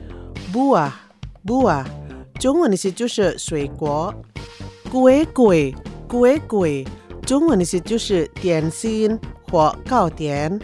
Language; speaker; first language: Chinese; early bilingual, heritage; Chinese